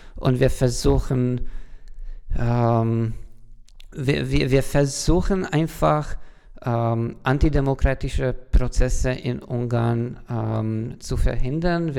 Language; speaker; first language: German; non-native, fluent; Hungarian